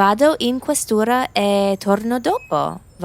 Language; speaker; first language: Italian; non-native, learner; English